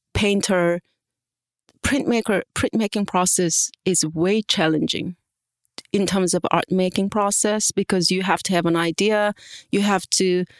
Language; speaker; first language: English; non-native, fluent; Korean